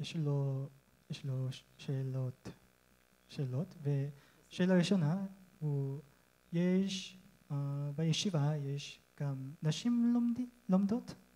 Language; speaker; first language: Hebrew; non-native, learner; Korean